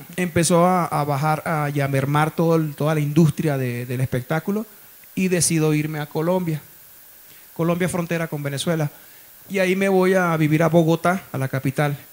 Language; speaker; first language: Spanish; native; Spanish